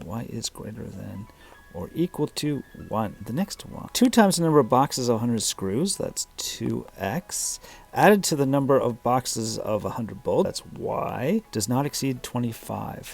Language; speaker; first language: English; native; English